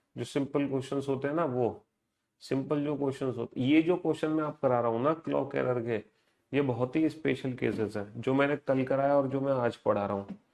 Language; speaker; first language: Hindi; native; Hindi